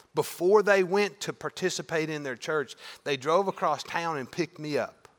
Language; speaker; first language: English; native; English